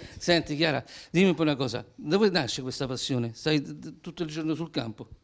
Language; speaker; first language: Italian; native; Italian